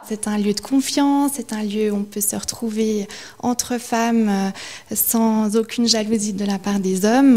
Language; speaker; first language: French; native; French